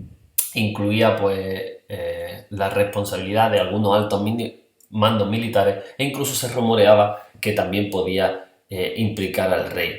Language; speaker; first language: Spanish; native; Spanish